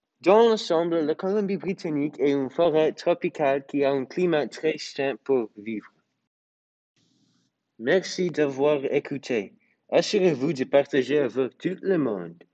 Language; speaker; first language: French; non-native, learner; English